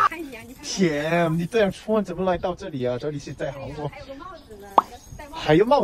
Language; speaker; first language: Chinese; non-native, fluent; Korean